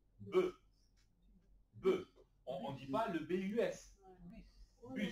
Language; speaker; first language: French; native; French